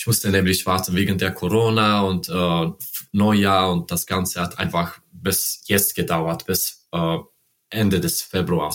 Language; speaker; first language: German; non-native, learner; Serbian